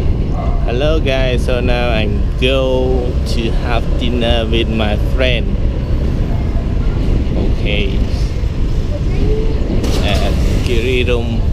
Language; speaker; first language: English; non-native, learner; Khmer